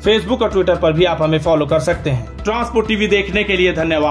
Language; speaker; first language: Hindi; native; Hindi